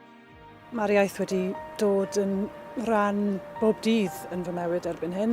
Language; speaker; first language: Welsh; non-native, fluent; English